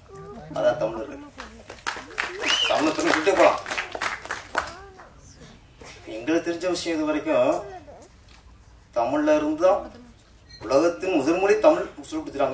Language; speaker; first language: Tamil; native; Tamil